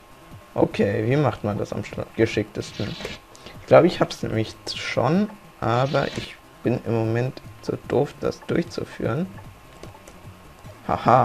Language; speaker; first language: German; native; German